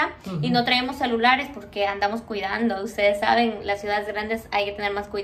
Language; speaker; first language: Spanish; native; Spanish